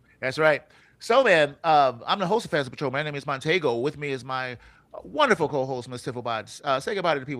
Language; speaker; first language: English; native; English